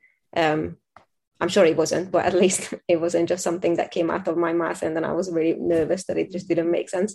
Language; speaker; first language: English; non-native, fluent; Hungarian